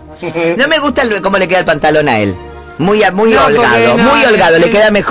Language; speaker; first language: Spanish; native; Spanish